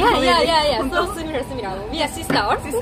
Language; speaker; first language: English; non-native, learner; Japanese